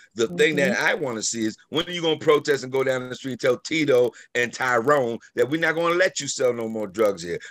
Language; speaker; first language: English; native; English